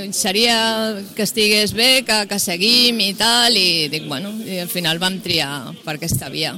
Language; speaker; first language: Catalan; native; Catalan